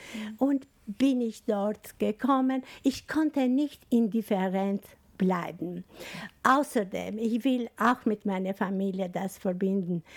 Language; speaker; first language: German; non-native, fluent; Albanian